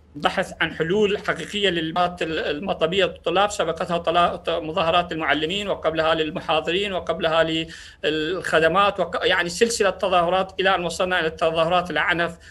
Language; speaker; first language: Arabic; non-native, local second language; Central Kurdish